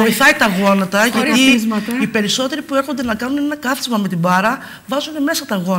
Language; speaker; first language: Greek; native; Greek